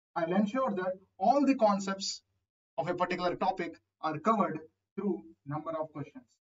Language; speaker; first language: English; non-native, local second language; Telugu